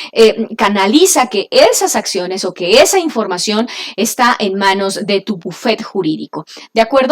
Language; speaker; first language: Spanish; native; Spanish